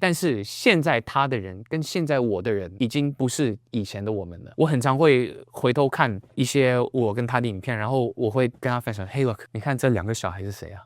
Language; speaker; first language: Chinese; native; Chinese